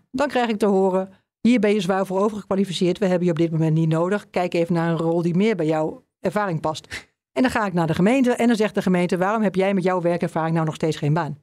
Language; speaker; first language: Dutch; native; Dutch